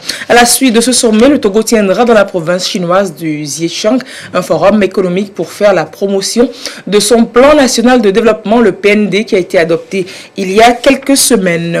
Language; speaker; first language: French; native; French